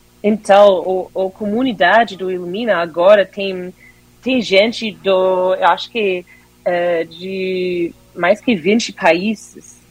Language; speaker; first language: Portuguese; non-native, fluent; English